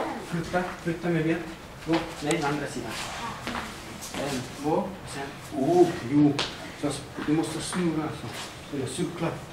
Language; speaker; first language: Swedish; non-native, learner; Russian